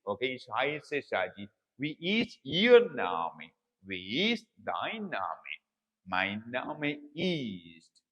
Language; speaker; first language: German; non-native, learner; Malayalam